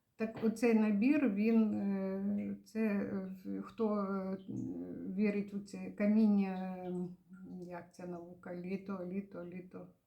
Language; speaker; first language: Ukrainian; native; Ukrainian